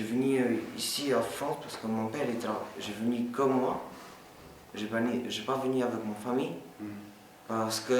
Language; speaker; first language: French; non-native, learner; Albanian